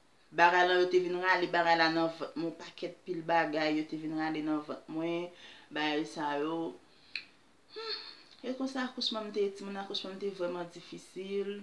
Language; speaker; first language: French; non-native, learner; Haitian Creole